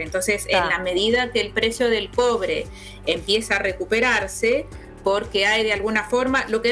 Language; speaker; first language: Spanish; native; Spanish